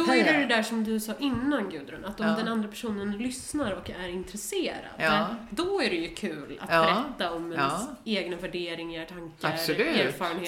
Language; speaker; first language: Swedish; native; Swedish